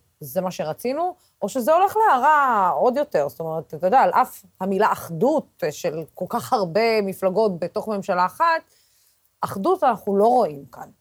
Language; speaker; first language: Hebrew; non-native, local second language; Arabic